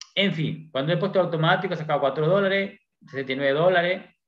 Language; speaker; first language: Spanish; native; Spanish